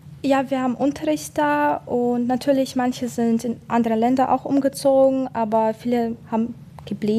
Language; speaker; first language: German; non-native, fluent; Ukrainian